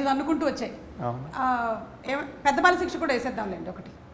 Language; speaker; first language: Telugu; native; Telugu